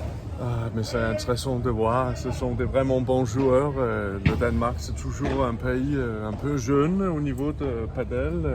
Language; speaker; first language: French; non-native, fluent; Danish